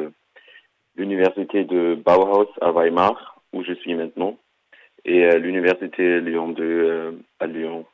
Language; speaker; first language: French; non-native, fluent; German